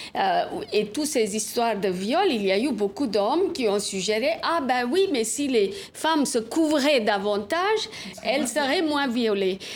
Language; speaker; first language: French; non-native, fluent; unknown